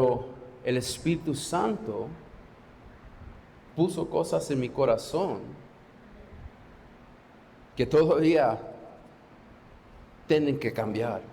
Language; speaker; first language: Spanish; non-native, fluent; English